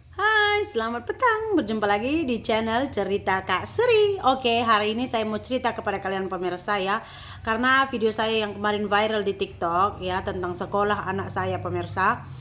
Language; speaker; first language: Indonesian; native; Indonesian